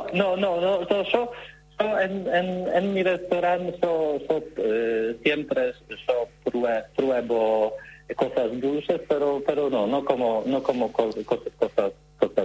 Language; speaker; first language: Spanish; non-native, learner; Polish